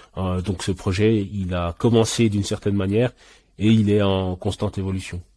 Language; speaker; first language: French; early bilingual, other home language; Haitian Creole